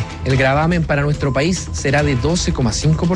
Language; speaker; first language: Spanish; native; Spanish